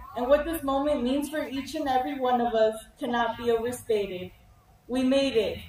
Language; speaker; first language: English; early bilingual, other home language; Spanish